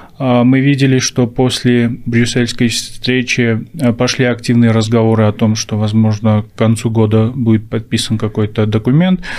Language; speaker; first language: Russian; non-native, local second language; Armenian